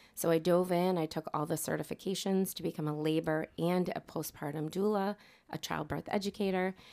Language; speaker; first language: English; native; English